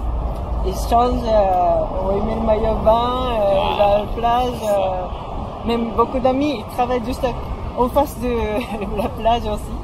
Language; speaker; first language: French; non-native, fluent; Japanese